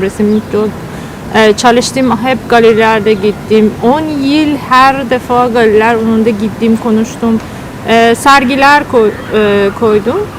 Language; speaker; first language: Turkish; non-native, learner; Persian